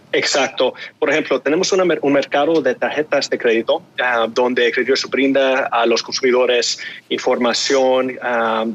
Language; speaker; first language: Spanish; early bilingual, heritage; Spanish